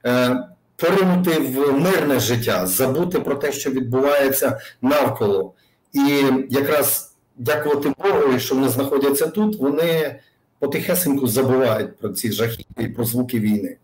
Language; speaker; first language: Ukrainian; native; Ukrainian